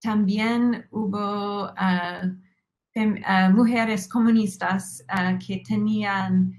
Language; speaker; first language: Spanish; non-native, fluent; English